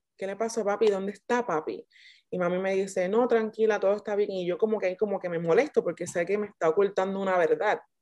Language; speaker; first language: Spanish; native; Spanish